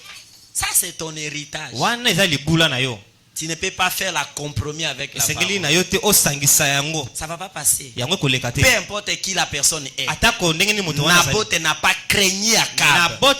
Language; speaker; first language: Haitian Creole; non-native, local second language; Lingala